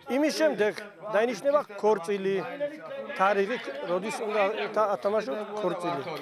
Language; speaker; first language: Georgian; non-native, local second language; Avaric